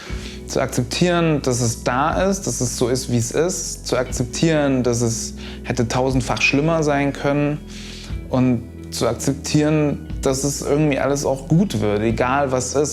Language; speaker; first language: German; native; German